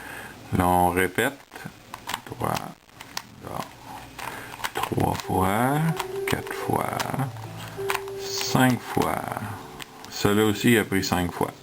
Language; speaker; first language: French; native; French